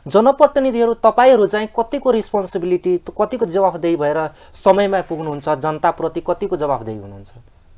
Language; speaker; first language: Nepali; non-native, local second language; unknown